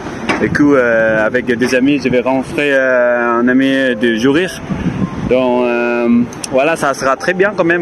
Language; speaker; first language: French; non-native, fluent; Indonesian